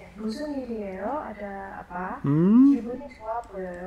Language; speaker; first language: Korean; non-native, learner; Indonesian